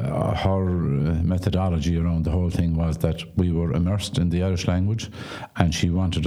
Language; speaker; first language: English; non-native, local second language; Irish